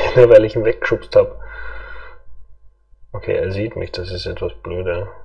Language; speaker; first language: German; native; German